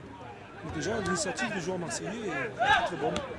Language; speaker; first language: French; native; French